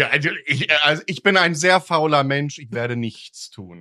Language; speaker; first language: German; native; German